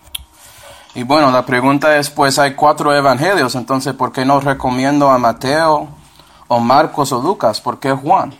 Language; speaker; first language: Spanish; non-native, fluent; English